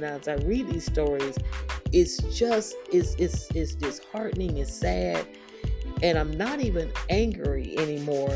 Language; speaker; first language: English; native; English